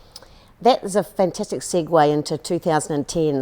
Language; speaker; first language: English; native; English